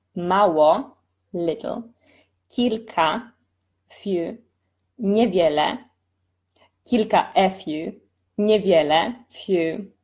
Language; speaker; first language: Polish; native; Polish